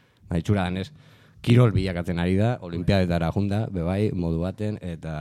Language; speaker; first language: Basque; native; Basque